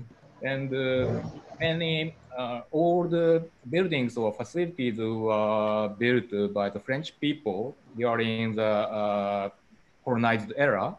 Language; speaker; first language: English; non-native, learner; Japanese